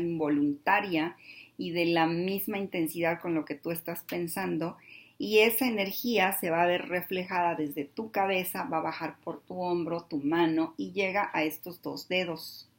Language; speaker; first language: Spanish; native; Spanish